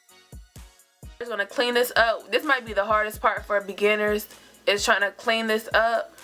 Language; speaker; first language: English; native; English